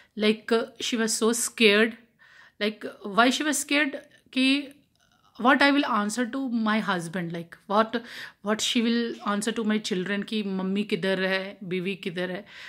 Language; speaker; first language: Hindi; non-native, local second language; Punjabi